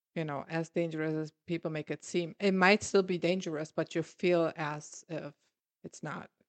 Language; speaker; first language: English; non-native, fluent; German